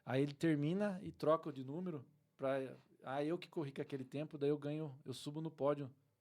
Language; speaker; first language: Portuguese; native; Portuguese